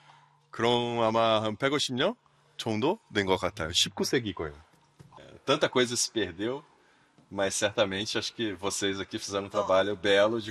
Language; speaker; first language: Korean; non-native, fluent; Portuguese